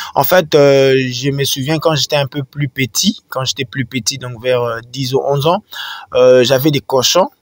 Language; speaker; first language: French; non-native, local second language; Swahili